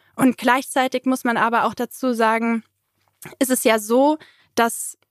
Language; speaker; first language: German; native; German